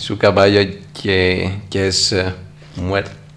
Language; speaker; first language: Spanish; non-native, learner; Greek